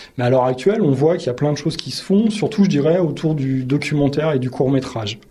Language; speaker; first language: French; native; French